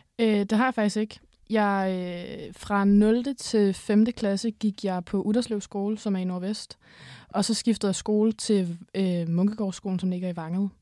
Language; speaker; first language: Danish; native; Danish